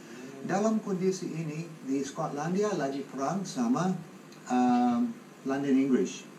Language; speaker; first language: Indonesian; non-native, fluent; English